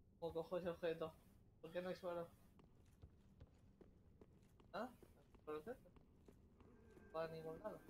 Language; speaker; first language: Spanish; native; Spanish